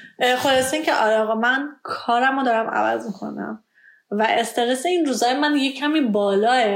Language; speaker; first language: Persian; early bilingual, heritage; Persian